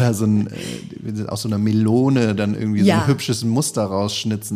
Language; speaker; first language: German; native; German